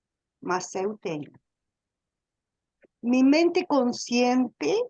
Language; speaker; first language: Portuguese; non-native, learner; Spanish